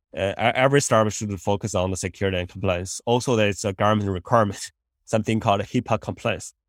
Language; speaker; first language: English; non-native, fluent; Chinese